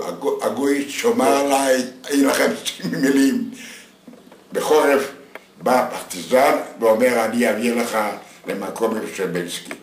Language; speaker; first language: Hebrew; non-native, fluent; Yiddish